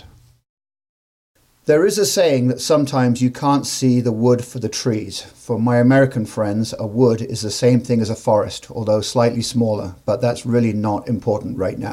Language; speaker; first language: English; native; English